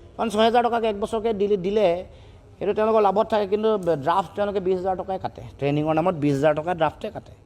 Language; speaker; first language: Assamese; native; Assamese